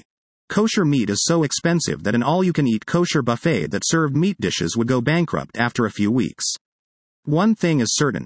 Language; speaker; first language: English; early bilingual, other home language; Persian